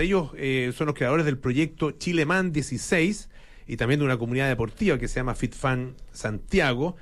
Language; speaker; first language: Spanish; native; Spanish